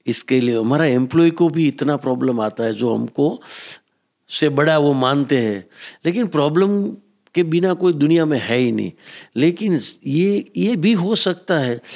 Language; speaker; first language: Hindi; non-native, local second language; Gujarati